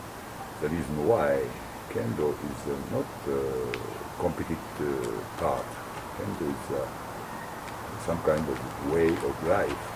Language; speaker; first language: English; non-native, learner; Japanese